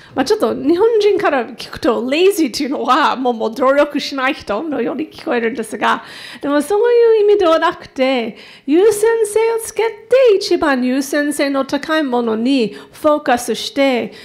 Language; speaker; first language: Japanese; non-native, fluent; English